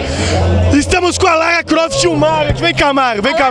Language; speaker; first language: Portuguese; native; Portuguese